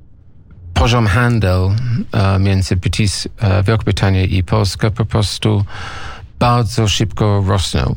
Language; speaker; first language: Polish; non-native, fluent; English